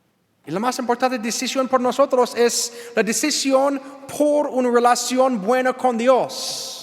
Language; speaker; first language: Spanish; non-native, learner; English